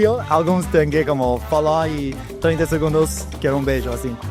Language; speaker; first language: Portuguese; non-native, learner; English